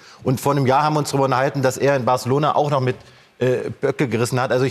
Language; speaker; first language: German; native; German